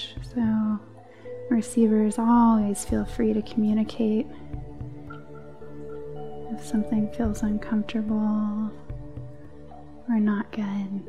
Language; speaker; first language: English; native; English